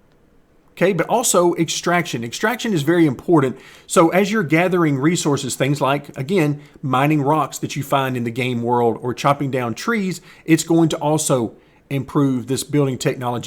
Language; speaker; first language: English; native; English